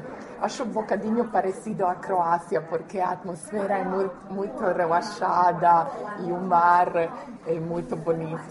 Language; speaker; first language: Portuguese; non-native, learner; Croatian